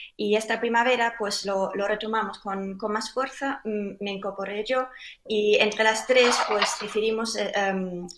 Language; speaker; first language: Spanish; non-native, fluent; German